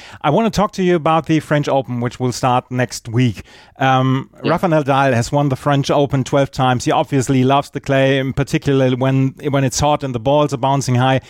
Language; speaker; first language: English; non-native, fluent; German